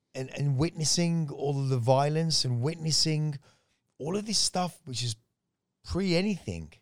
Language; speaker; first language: English; native; English